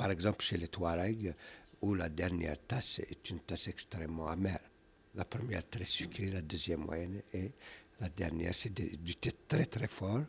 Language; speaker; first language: French; non-native, local second language; Kabyle